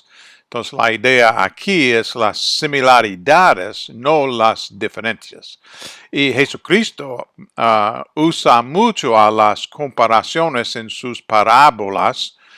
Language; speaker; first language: Spanish; non-native, fluent; English